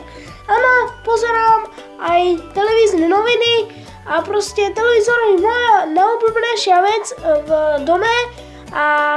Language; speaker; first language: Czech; non-native, learner; Slovak